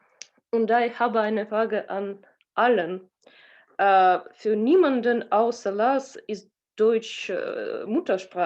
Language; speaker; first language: German; non-native, learner; Russian